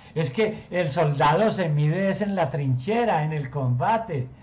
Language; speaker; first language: Spanish; native; Spanish